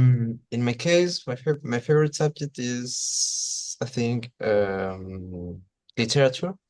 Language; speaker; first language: English; non-native, learner; Spanish